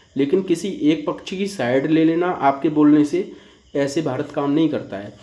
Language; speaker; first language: Hindi; native; Hindi